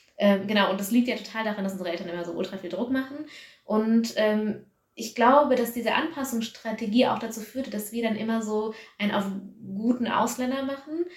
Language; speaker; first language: German; early bilingual, other home language; Tamil